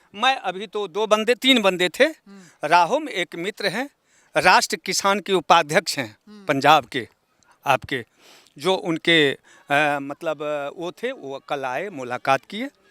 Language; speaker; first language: Hindi; native; Hindi